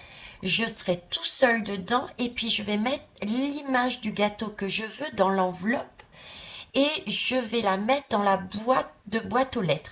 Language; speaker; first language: French; native; French